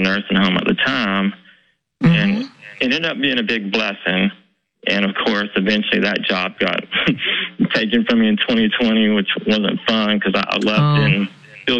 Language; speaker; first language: English; native; English